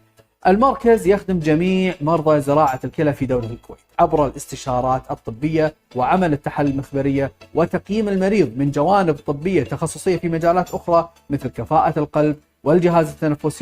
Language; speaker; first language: Arabic; native; Arabic